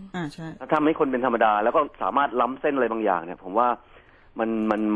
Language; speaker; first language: Thai; native; Thai